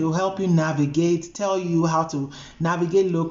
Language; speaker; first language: English; non-native, local second language; Yoruba